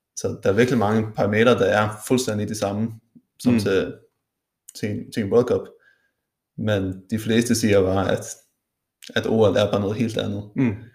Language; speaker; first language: Danish; non-native, local second language; Faroese